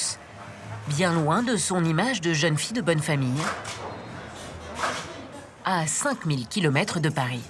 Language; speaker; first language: French; native; French